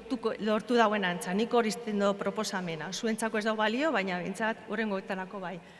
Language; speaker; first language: Basque; native; Basque